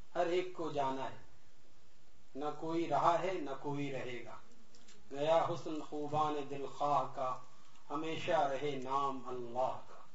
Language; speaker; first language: Urdu; native; Urdu